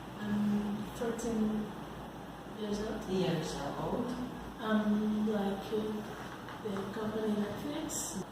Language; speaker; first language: English; non-native, learner; Portuguese